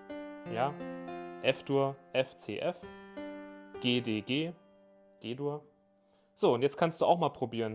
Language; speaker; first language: German; native; German